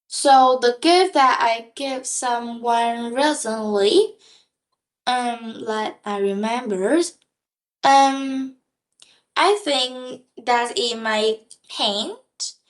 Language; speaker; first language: English; non-native, learner; Vietnamese